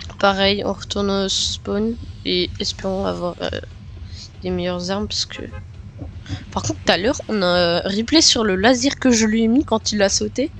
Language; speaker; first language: French; native; French